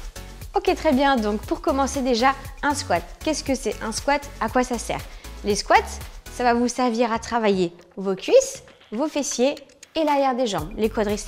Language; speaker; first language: French; native; French